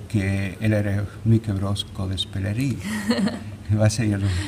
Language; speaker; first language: Swedish; non-native, fluent; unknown